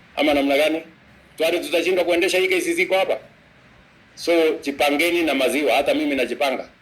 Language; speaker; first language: Swahili; non-native, local second language; Kalenjin